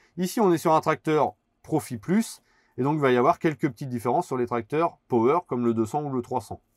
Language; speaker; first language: French; native; French